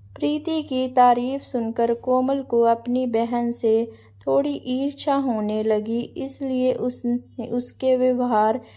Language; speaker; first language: Hindi; non-native, local second language; Punjabi